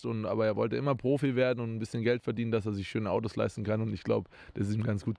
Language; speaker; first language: German; native; German